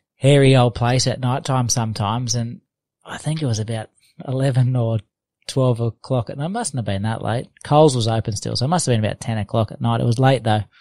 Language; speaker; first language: English; native; English